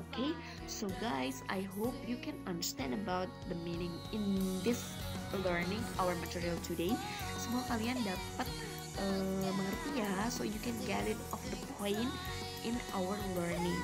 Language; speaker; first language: English; non-native, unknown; Indonesian